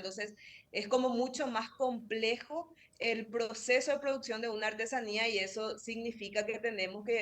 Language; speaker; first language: Spanish; native; Spanish